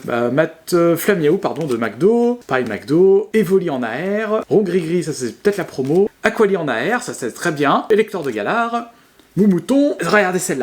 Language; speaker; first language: French; native; French